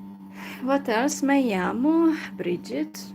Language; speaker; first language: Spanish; non-native, learner; Hungarian